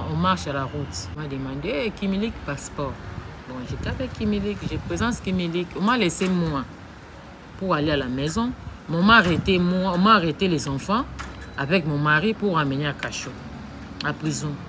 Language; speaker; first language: French; non-native, learner; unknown